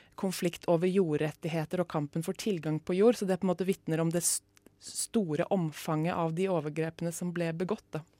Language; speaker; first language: Norwegian; native; Norwegian